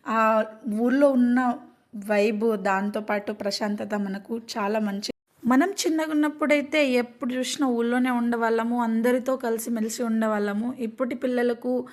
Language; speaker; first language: Telugu; native; Telugu